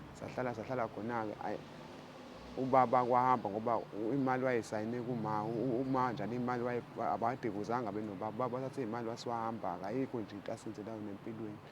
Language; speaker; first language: Zulu; native; Zulu